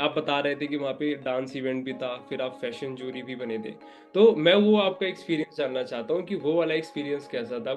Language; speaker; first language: Hindi; native; Hindi